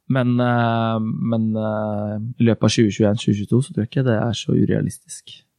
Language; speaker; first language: Norwegian; native; Norwegian